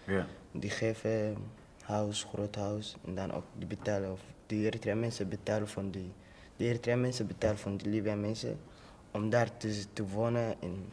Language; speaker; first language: Dutch; non-native, learner; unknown